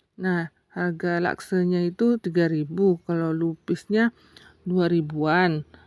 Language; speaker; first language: Indonesian; non-native, local second language; Buginese